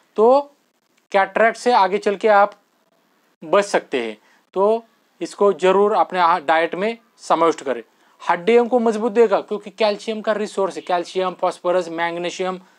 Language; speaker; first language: Hindi; non-native, local second language; Marathi